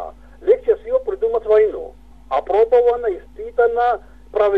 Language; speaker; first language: Russian; non-native, local second language; Georgian